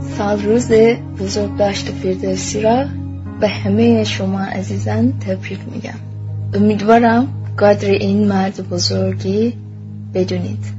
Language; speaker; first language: Persian; non-native, fluent; Turkish